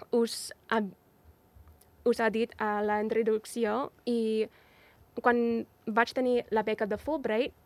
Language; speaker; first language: Catalan; non-native, learner; English